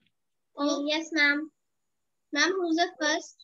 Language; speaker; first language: English; non-native, learner; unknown